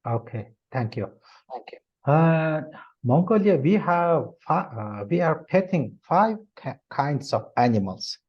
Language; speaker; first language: English; non-native, learner; Mongolian